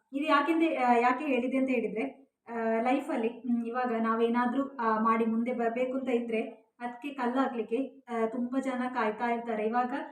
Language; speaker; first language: Kannada; non-native, local second language; Tulu